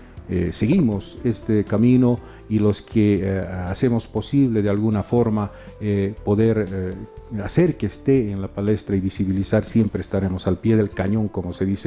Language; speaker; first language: Spanish; native; Spanish